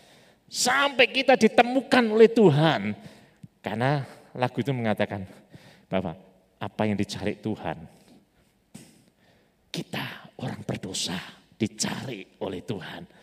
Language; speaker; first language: Indonesian; native; Indonesian